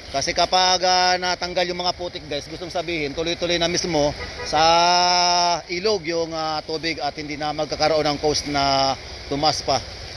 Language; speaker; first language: Filipino; native; Filipino